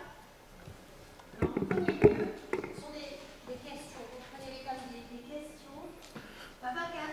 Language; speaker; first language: French; non-native, fluent; German